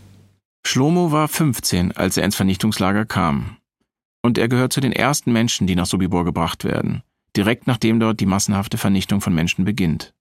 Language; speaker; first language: German; native; German